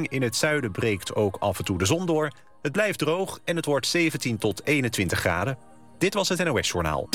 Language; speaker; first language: Dutch; native; Dutch